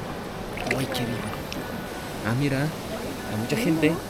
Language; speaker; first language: Spanish; non-native, fluent; Indonesian